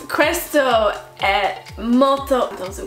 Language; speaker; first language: Italian; non-native, fluent; English